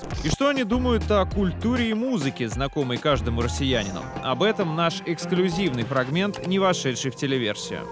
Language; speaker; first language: Russian; native; Russian